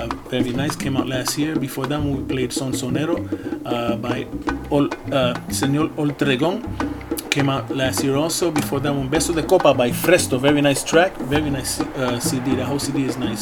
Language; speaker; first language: English; early bilingual, other home language; Spanish